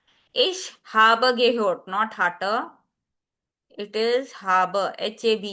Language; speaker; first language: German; non-native, learner; Hindi